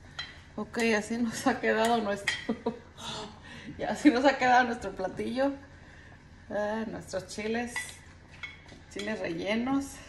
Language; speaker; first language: Spanish; native; Spanish